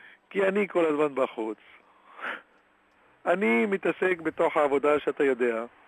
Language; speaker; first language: Hebrew; non-native, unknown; French